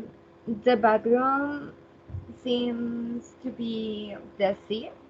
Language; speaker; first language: English; non-native, learner; Spanish